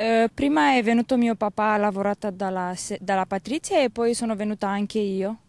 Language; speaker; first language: Italian; non-native, learner; Romanian